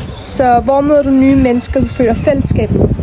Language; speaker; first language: Danish; native; Danish